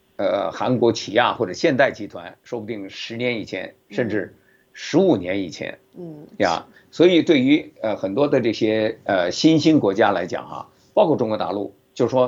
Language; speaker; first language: Chinese; native; Chinese